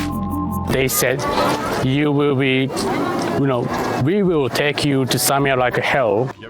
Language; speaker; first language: English; non-native, fluent; Japanese